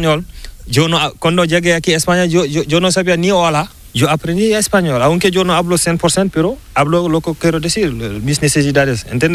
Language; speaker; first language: Spanish; non-native, learner; Fula